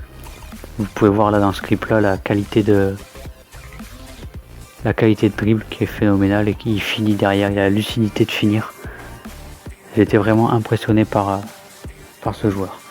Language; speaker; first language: French; native; French